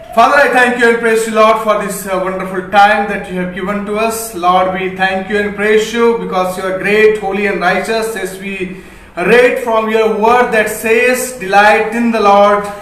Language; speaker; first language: English; non-native, local second language; Hindi